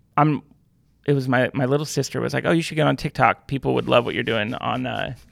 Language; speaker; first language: English; native; English